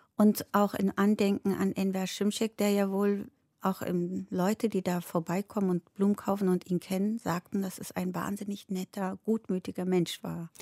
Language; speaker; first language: German; early bilingual, other home language; Turkish